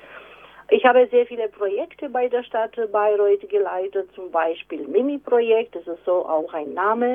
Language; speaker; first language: German; non-native, fluent; Romanian